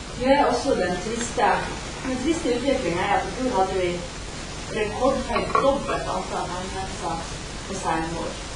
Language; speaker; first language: Norwegian; native; Norwegian